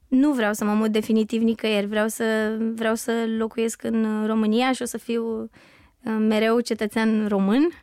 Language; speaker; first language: Romanian; native; Romanian